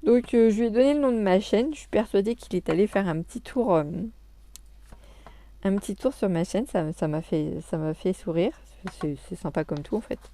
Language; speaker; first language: French; native; French